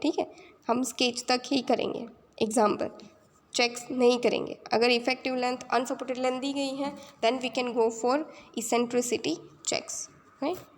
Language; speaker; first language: Hindi; native; Hindi